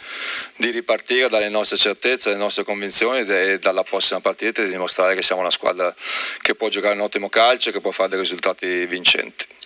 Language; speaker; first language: Italian; native; Italian